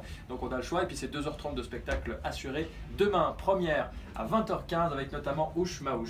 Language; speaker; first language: French; native; French